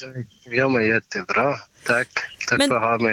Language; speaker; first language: Swedish; non-native, learner; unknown